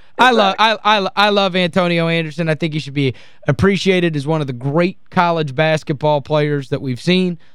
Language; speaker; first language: English; native; English